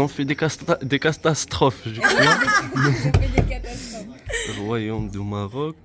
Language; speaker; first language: French; non-native, learner; Arabic